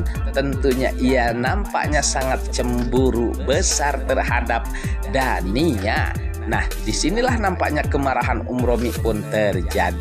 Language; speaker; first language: Indonesian; native; Indonesian